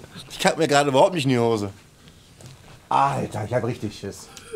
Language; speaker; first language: German; native; German